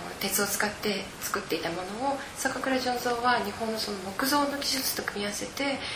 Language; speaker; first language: Japanese; native; Japanese